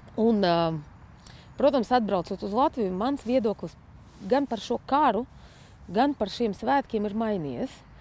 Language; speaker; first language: Latvian; non-native, fluent; Russian